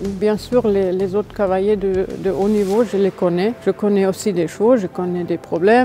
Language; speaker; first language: French; non-native, fluent; German